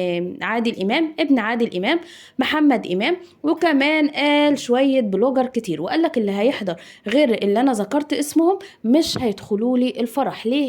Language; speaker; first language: Arabic; native; Arabic